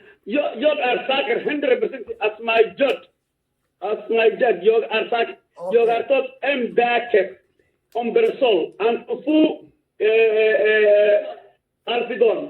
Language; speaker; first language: Swedish; non-native, learner; Somali